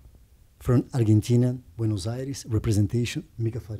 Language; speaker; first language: English; non-native, learner; Portuguese